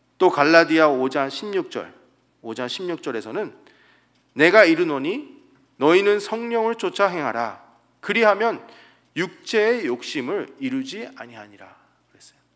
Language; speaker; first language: Korean; native; Korean